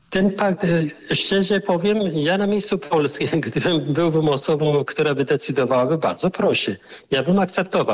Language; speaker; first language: Polish; non-native, fluent; Arabic